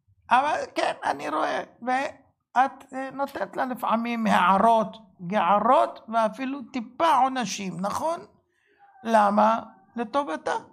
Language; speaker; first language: Hebrew; native; Hebrew